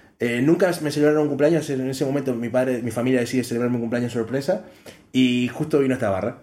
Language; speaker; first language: Spanish; native; Spanish